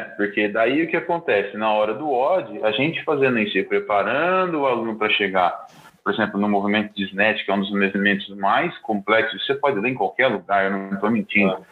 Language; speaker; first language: Portuguese; native; Portuguese